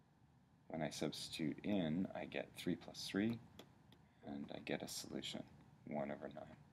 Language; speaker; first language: English; native; English